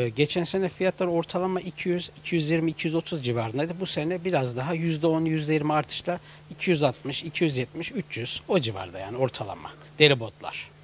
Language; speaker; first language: Turkish; native; Turkish